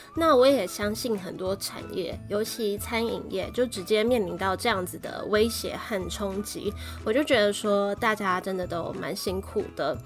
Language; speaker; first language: Chinese; native; Chinese